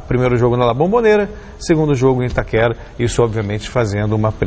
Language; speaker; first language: Portuguese; native; Portuguese